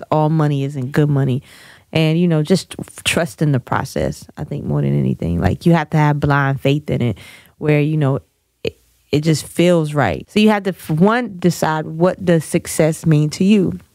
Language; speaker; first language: English; native; English